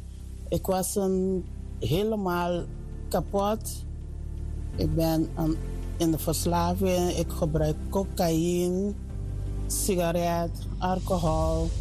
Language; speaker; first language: Dutch; non-native, learner; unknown